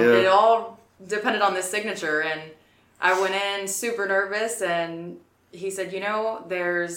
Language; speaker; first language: English; native; English